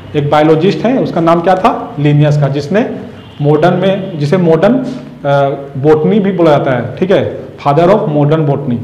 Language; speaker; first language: Hindi; native; Hindi